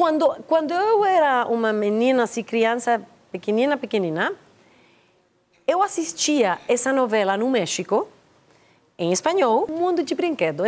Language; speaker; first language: Portuguese; non-native, fluent; Spanish